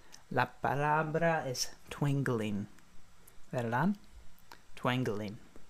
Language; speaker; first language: Spanish; non-native, learner; English